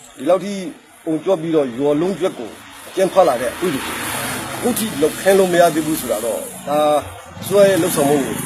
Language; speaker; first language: Burmese; native; Burmese